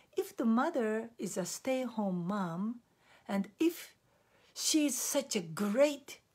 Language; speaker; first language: English; non-native, fluent; Japanese